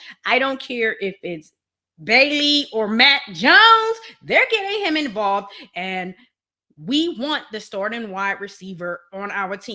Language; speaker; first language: English; native; English